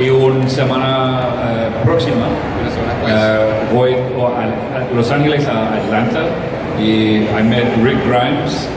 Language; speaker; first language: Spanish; non-native, learner; English